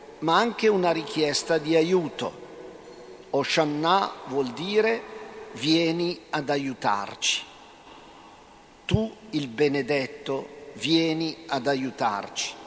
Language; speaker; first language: Italian; native; Italian